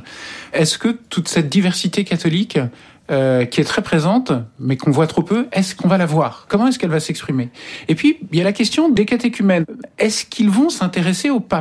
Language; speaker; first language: French; native; French